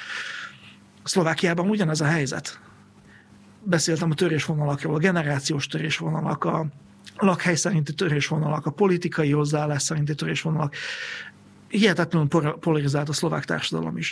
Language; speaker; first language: Hungarian; native; Hungarian